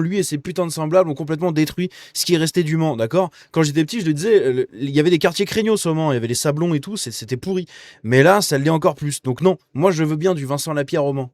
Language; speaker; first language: French; native; French